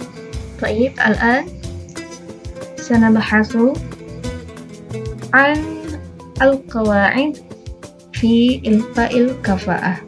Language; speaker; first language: Arabic; non-native, fluent; Indonesian